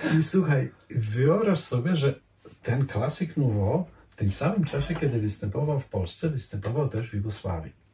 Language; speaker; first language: Polish; non-native, fluent; Croatian